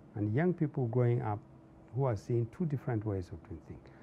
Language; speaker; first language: English; non-native, local second language; Hausa